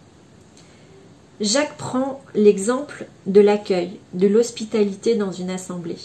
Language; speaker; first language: French; native; French